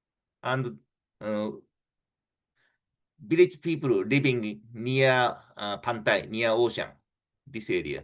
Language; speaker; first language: English; non-native, fluent; Japanese